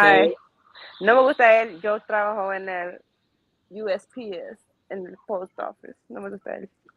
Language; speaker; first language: Spanish; non-native, learner; English